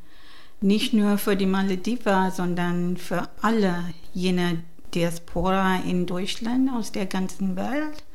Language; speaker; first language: German; non-native, learner; Divehi